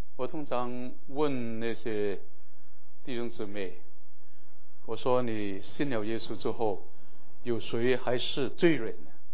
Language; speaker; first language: Chinese; non-native, local second language; Cantonese